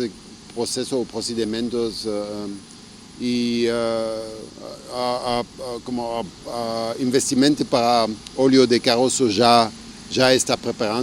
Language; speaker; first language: Portuguese; non-native, fluent; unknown